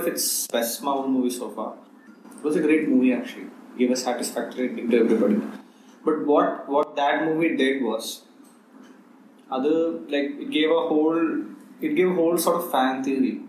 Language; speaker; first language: English; non-native, local second language; Malayalam